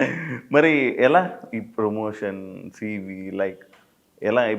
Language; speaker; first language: Telugu; native; Telugu